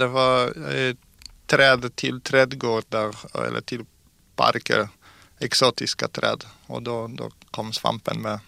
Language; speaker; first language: Swedish; non-native, fluent; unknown